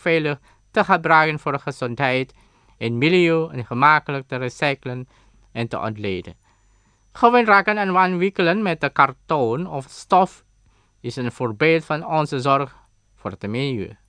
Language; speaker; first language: Dutch; non-native, learner; Indonesian